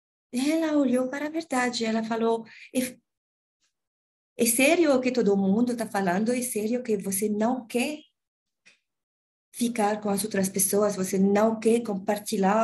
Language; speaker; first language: Portuguese; non-native, learner; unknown